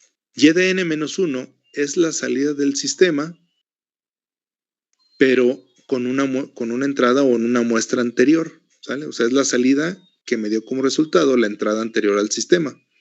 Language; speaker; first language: Spanish; native; Spanish